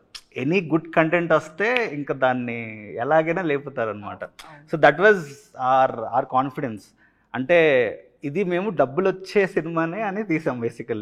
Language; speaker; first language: Telugu; native; Telugu